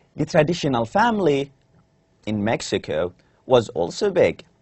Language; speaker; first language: English; non-native, fluent; Arabic